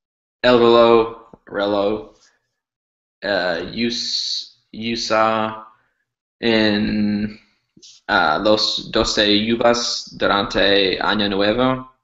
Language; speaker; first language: Spanish; non-native, learner; English